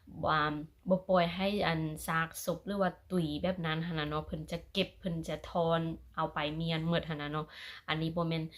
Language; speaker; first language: Thai; non-native, local second language; Lao